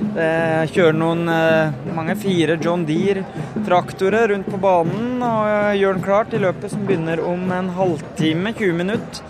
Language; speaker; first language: Norwegian; native; Norwegian